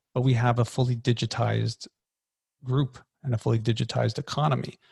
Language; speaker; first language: English; native; English